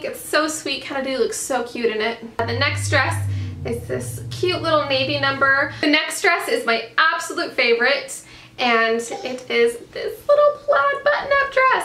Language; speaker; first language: English; native; English